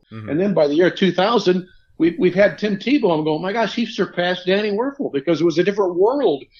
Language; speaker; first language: English; native; English